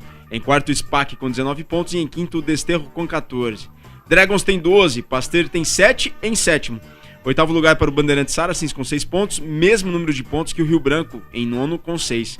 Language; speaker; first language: Portuguese; native; Portuguese